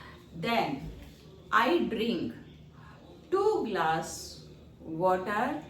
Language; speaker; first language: English; non-native, learner; Hindi